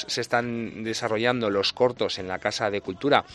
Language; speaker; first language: Spanish; native; Spanish